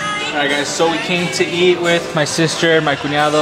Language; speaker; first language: English; early bilingual, other home language; Spanish